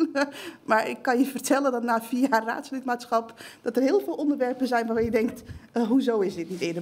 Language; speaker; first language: Dutch; native; Dutch